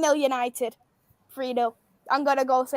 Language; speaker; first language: English; native; English